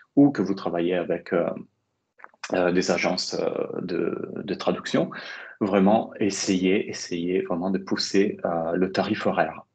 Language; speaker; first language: French; non-native, fluent; Italian